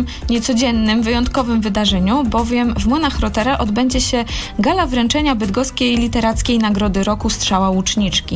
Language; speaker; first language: Polish; native; Polish